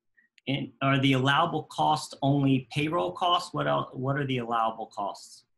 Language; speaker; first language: English; native; English